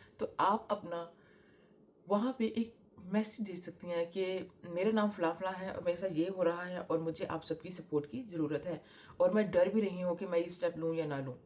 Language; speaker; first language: Urdu; non-native, local second language; Punjabi